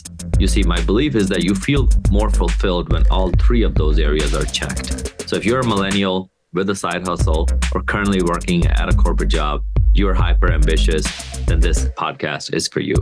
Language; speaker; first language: English; non-native, local second language; Punjabi